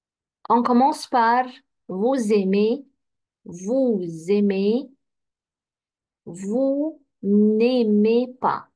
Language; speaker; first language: French; non-native, fluent; Arabic